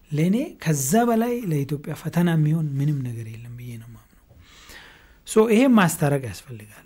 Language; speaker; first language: Amharic; non-native, local second language; Oromo